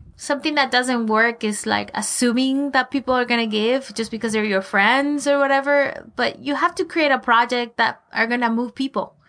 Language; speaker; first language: English; non-native, fluent; Spanish